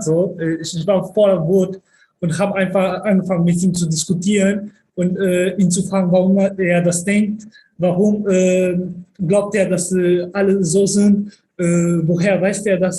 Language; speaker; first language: German; early bilingual, other home language; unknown